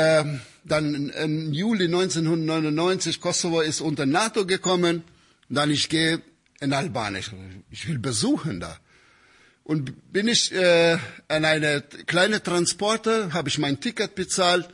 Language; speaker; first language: German; non-native, fluent; Albanian